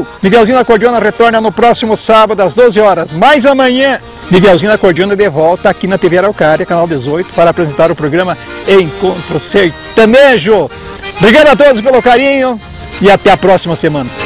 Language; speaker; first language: Portuguese; native; Portuguese